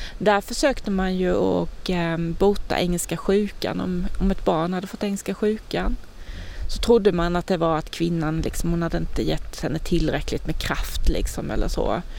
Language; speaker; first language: Swedish; native; Swedish